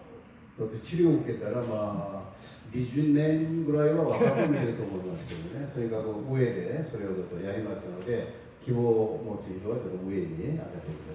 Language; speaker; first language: Japanese; non-native, fluent; Korean